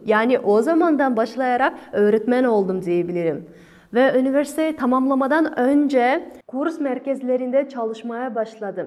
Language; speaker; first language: Turkish; non-native, fluent; Kazakh